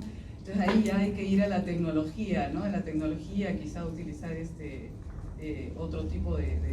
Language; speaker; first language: Spanish; native; Spanish